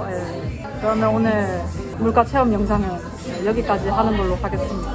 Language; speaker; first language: Korean; native; Korean